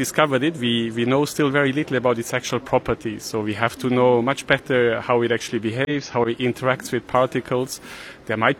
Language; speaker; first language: Swedish; non-native, fluent; German